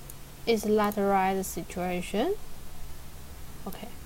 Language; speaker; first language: English; non-native, learner; Chinese